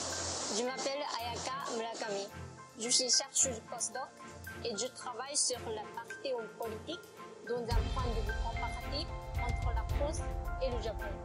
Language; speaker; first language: French; non-native, fluent; Japanese